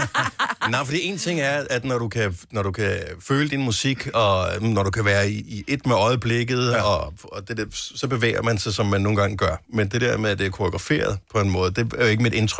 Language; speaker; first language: Danish; native; Danish